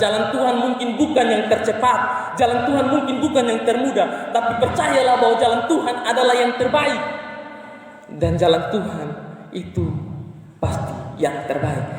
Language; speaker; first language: Indonesian; non-native, local second language; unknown